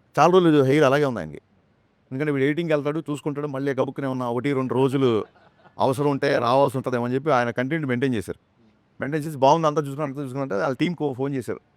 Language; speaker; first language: Telugu; native; Telugu